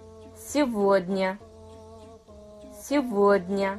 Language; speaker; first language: Russian; non-native, fluent; Kazakh